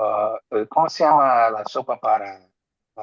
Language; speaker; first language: Spanish; non-native, fluent; English